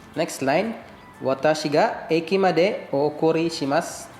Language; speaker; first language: Japanese; non-native, fluent; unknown